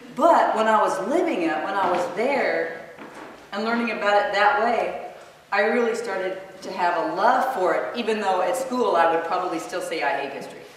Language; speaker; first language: English; native; English